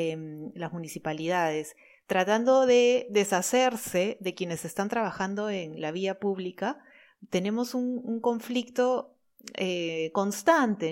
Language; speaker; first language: Spanish; native; Spanish